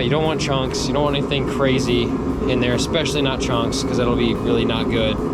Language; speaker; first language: English; native; English